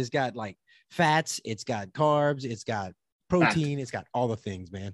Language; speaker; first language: English; native; English